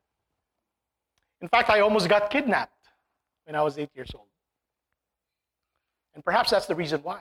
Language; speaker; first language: English; non-native, local second language; Filipino